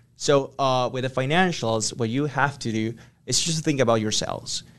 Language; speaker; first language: English; non-native, fluent; Spanish